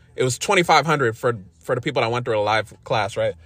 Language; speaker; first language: English; native; English